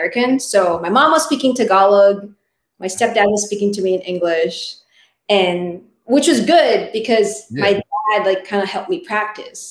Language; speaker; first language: English; non-native, local second language; Filipino